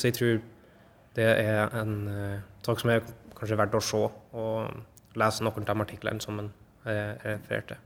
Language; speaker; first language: Norwegian; native; Norwegian